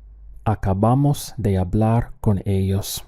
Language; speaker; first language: Spanish; non-native, fluent; English